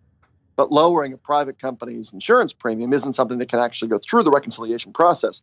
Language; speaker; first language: English; native; English